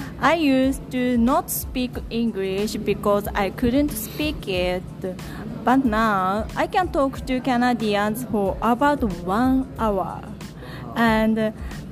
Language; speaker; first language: English; non-native, learner; Japanese